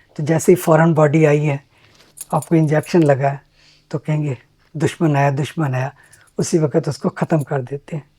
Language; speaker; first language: Hindi; native; Hindi